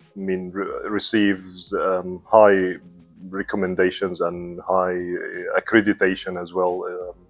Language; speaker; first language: English; non-native, fluent; Arabic